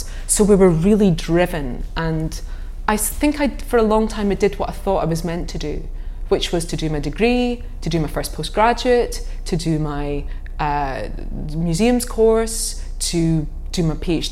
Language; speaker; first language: English; native; English